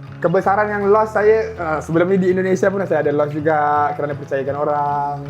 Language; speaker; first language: Malay; native; Malay